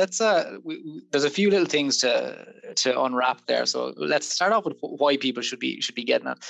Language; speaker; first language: English; native; English